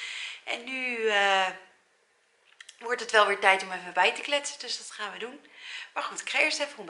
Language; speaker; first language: Dutch; native; Dutch